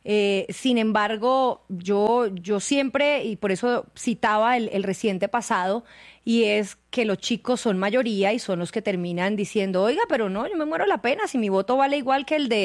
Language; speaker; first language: Spanish; native; Spanish